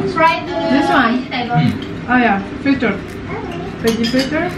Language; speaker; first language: English; non-native, learner; Indonesian